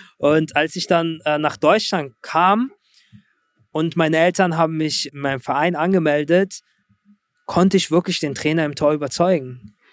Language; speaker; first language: German; early bilingual, other home language; Russian